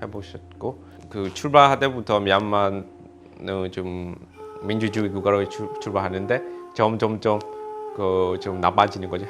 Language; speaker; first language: Korean; non-native, fluent; Burmese